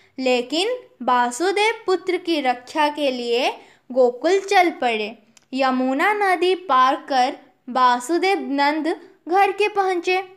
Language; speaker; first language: Hindi; non-native, local second language; Odia